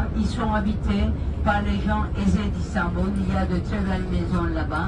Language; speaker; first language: French; non-native, fluent; Turkish